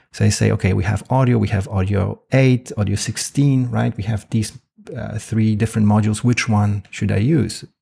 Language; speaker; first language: English; non-native, fluent; Polish